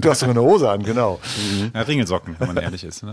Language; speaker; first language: German; native; German